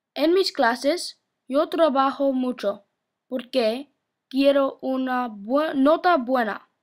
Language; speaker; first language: Spanish; non-native, learner; English